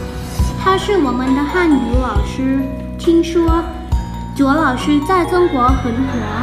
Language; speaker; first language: Chinese; non-native, fluent; Thai